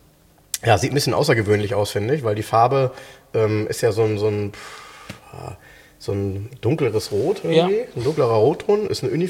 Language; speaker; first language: German; native; German